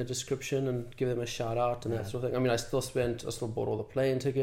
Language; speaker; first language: English; native; English